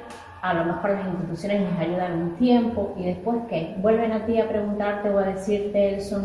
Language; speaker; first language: Spanish; native; Spanish